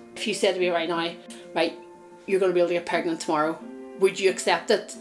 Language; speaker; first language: English; native; English